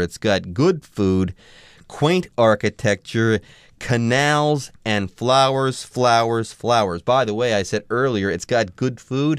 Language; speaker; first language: English; native; English